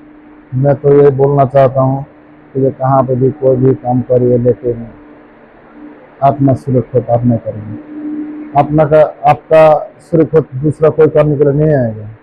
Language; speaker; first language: Hindi; non-native, fluent; Bangla